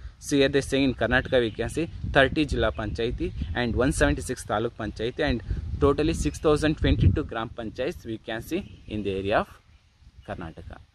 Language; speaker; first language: English; non-native, local second language; Kannada